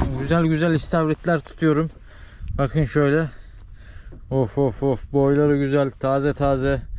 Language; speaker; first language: Turkish; native; Turkish